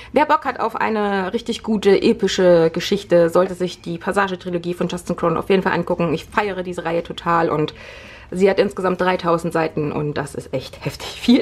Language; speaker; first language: German; native; German